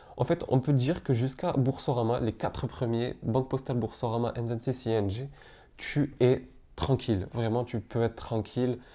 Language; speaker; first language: French; native; French